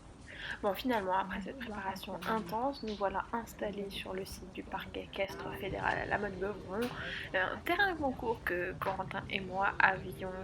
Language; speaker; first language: French; native; French